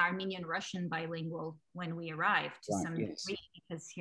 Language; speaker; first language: English; early bilingual, other home language; Armenian